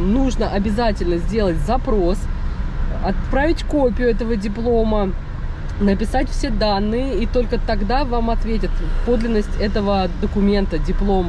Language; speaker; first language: Russian; native; Russian